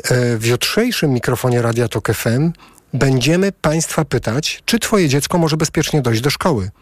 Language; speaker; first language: Polish; native; Polish